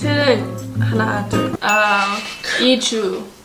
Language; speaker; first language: Korean; early bilingual, heritage; English